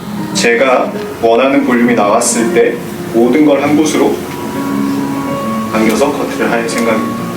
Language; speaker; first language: Korean; native; Korean